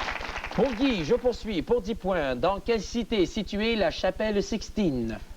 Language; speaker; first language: French; native; French